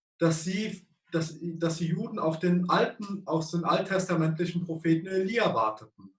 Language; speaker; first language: German; native; German